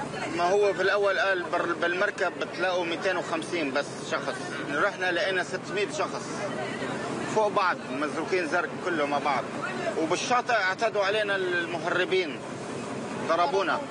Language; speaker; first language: Arabic; native; Arabic